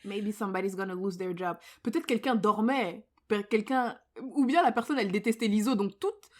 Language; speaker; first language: French; native; French